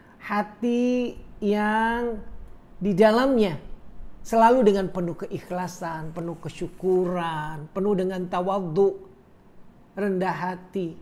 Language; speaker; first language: Indonesian; native; Indonesian